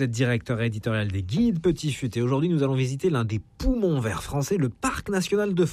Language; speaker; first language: French; native; French